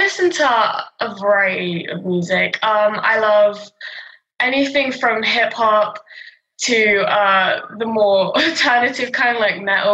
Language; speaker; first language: English; native; English